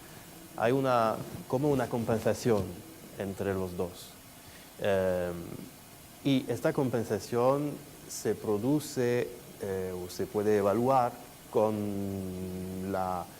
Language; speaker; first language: Spanish; non-native, fluent; French